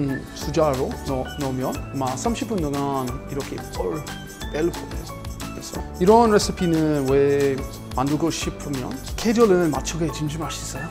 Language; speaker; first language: Korean; non-native, learner; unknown